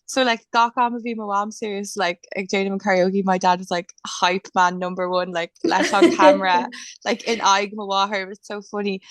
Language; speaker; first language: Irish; non-native, local second language; English